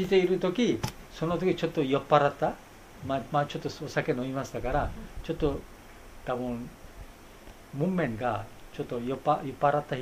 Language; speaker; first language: Japanese; non-native, fluent; Bangla